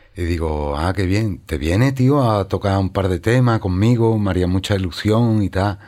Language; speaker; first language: Spanish; native; Spanish